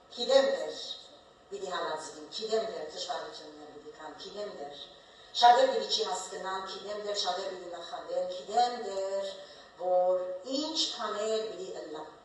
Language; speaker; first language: Armenian; early bilingual, heritage; Armenian